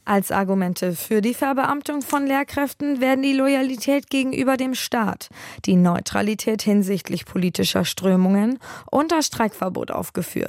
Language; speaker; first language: German; native; German